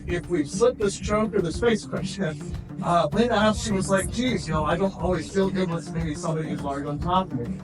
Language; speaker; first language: English; native; English